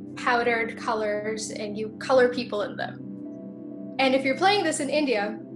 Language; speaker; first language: English; native; English